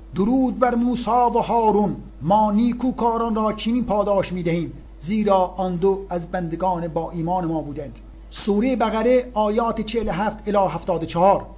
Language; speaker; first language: Persian; native; Persian